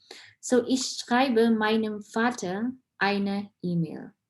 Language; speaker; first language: German; non-native, fluent; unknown